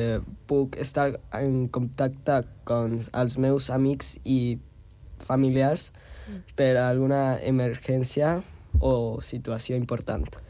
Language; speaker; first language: Catalan; non-native, local second language; Spanish